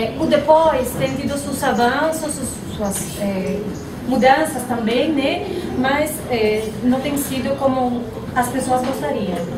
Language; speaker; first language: Portuguese; non-native, fluent; Spanish